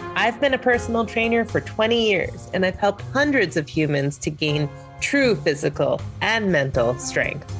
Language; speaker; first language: English; native; English